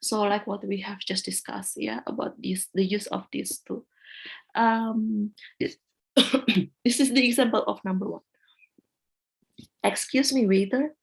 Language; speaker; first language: English; non-native, fluent; Indonesian